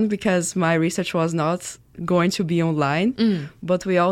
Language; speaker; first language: English; non-native, fluent; Portuguese